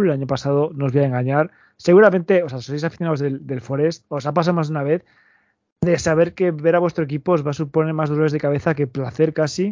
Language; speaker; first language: Spanish; native; Spanish